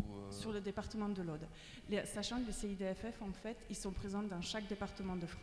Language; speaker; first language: French; native; French